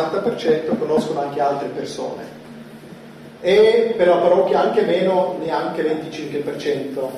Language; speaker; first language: Italian; non-native, fluent; German